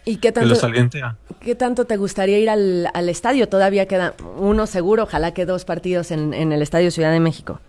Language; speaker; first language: Spanish; native; Spanish